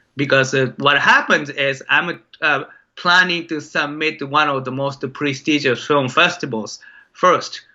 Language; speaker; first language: English; non-native, fluent; Japanese